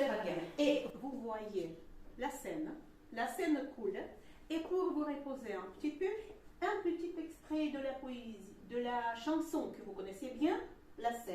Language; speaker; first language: French; non-native, fluent; Russian